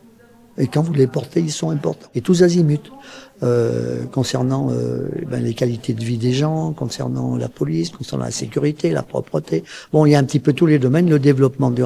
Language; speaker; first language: French; native; French